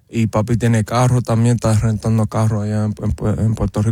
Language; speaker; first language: Spanish; early bilingual, heritage; Spanish